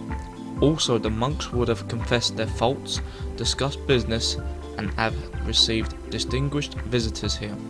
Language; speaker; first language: English; non-native, fluent; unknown